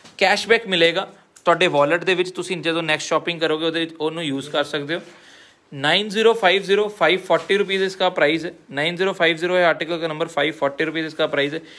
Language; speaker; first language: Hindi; non-native, local second language; Punjabi